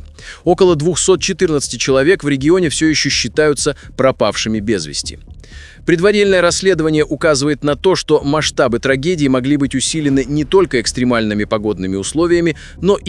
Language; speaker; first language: Russian; native; Russian